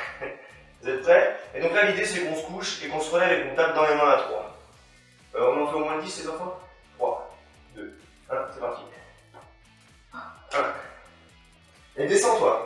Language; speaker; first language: French; native; French